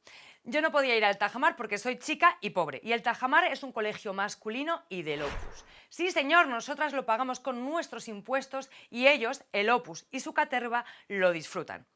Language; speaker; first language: Spanish; native; Spanish